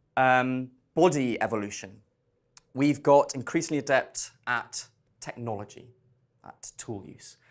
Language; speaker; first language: English; native; English